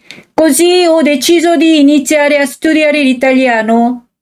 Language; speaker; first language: Italian; non-native, fluent; Korean